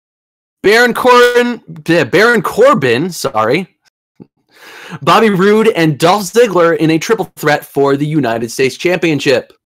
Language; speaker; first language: English; native; English